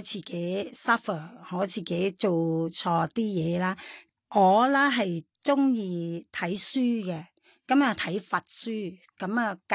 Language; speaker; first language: Cantonese; non-native, fluent; Thai